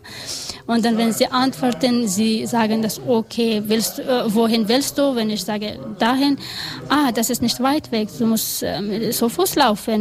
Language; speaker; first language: German; non-native, learner; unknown